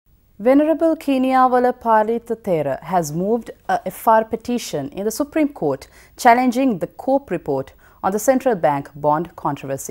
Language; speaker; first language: English; non-native, local second language; Sinhala